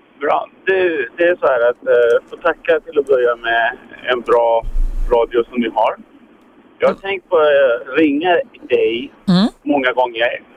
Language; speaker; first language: Swedish; early bilingual, other home language; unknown